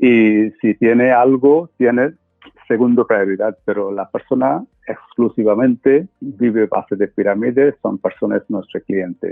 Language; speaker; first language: Spanish; non-native, fluent; Bangla